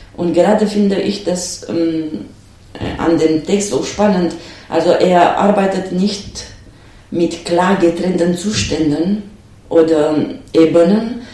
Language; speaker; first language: German; non-native, fluent; Romanian